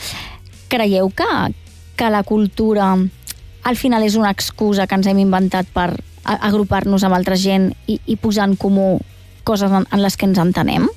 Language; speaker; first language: Catalan; native; Catalan